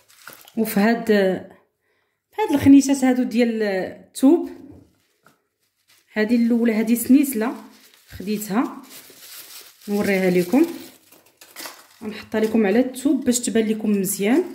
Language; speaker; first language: Arabic; native; Arabic